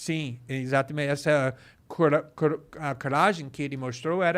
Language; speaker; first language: Portuguese; non-native, fluent; English